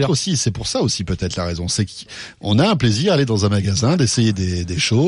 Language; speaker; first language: French; native; French